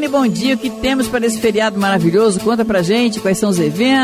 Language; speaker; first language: Portuguese; native; Portuguese